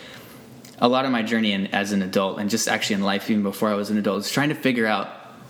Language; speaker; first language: English; native; English